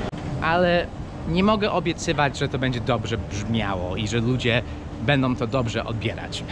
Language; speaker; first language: Polish; non-native, fluent; English